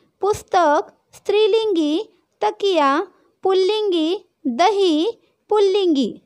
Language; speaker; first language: Hindi; non-native, local second language; Marathi